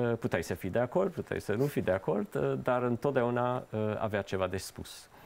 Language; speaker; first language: Romanian; early bilingual, heritage; Romanian